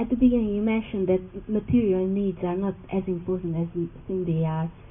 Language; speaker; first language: English; non-native, fluent; Hungarian